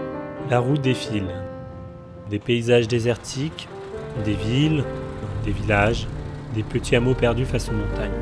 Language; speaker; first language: French; native; French